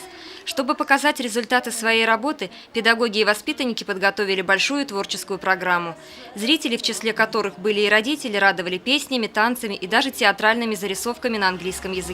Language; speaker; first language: Russian; native; Russian